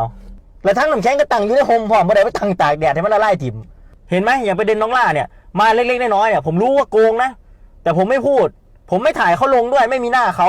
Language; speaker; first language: Thai; native; Thai